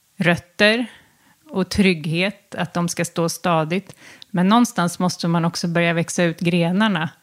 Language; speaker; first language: Swedish; native; Swedish